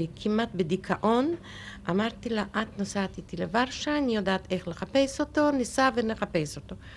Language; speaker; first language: Hebrew; non-native, fluent; Polish